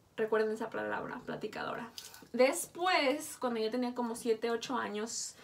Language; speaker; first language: Spanish; native; Spanish